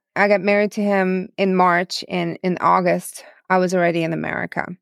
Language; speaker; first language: English; non-native, fluent; Russian